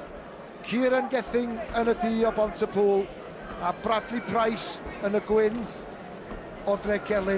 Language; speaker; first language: Welsh; native; Welsh